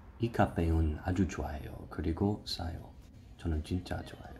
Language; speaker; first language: Korean; non-native, learner; English